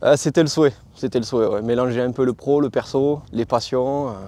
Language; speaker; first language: French; native; French